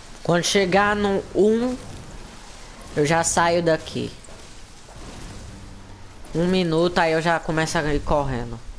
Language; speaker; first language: Portuguese; native; Portuguese